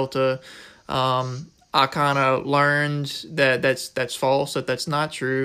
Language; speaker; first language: English; native; English